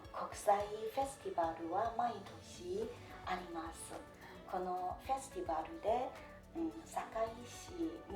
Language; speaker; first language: Japanese; non-native, fluent; Chinese